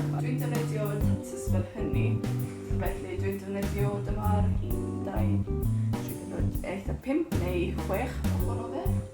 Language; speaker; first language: Welsh; non-native, learner; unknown